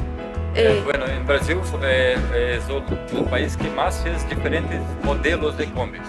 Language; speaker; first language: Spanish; non-native, learner; Portuguese